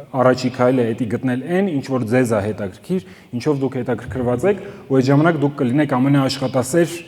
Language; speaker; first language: Armenian; early bilingual, heritage; Armenian